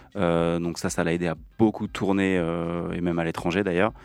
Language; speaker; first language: French; native; French